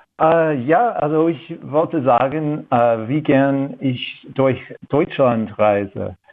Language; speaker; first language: German; non-native, learner; English